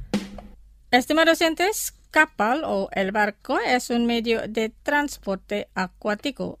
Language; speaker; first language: Spanish; non-native, fluent; Indonesian